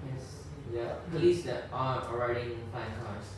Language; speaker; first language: English; non-native, learner; Vietnamese